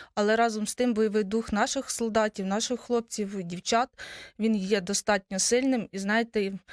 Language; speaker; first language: Ukrainian; native; Ukrainian